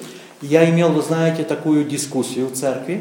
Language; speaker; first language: Czech; non-native, learner; Russian